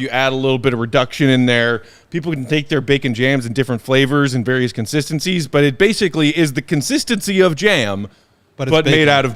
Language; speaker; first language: English; native; English